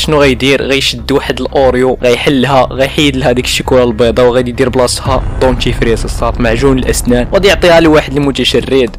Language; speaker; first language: Arabic; native; Arabic